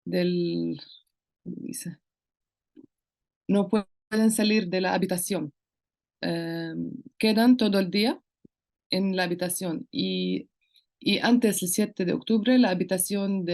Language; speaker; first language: Spanish; non-native, local second language; Arabic